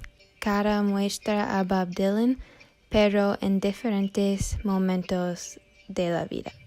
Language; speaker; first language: Spanish; non-native, learner; English